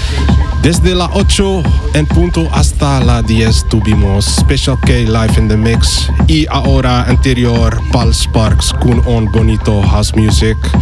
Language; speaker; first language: Spanish; non-native, fluent; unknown